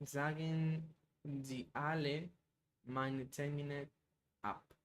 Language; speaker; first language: German; non-native, learner; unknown